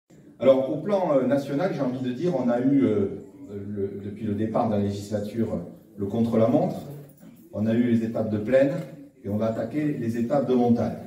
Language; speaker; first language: French; native; French